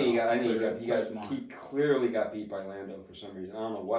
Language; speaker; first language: English; native; English